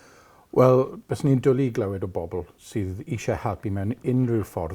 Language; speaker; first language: Welsh; non-native, local second language; English